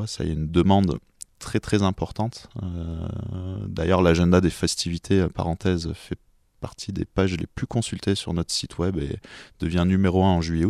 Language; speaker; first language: French; native; French